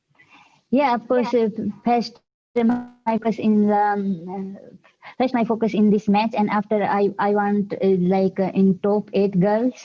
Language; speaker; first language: English; non-native, learner; Hindi